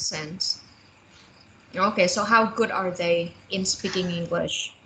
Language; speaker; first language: English; non-native, fluent; Indonesian